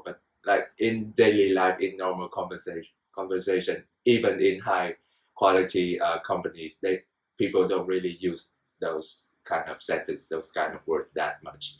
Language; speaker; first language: English; non-native, fluent; Vietnamese